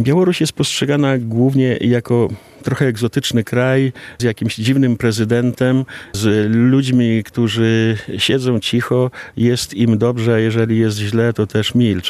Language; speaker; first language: Polish; non-native, local second language; Belarusian